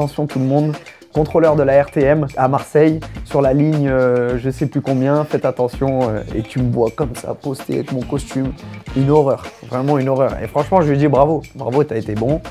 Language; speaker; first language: French; native; French